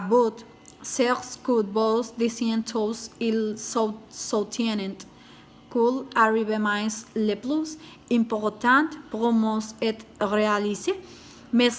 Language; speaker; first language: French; non-native, learner; Spanish